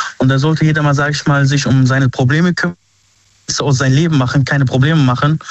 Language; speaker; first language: German; early bilingual, other home language; Arabic